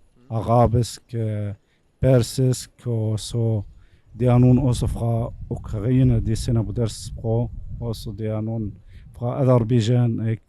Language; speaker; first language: Danish; non-native, fluent; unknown